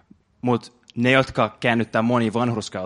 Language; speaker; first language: Finnish; native; Finnish